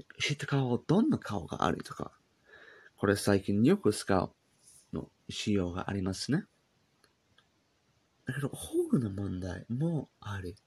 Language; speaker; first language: Japanese; non-native, learner; English